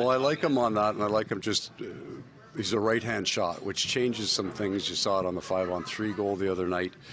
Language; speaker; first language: English; native; English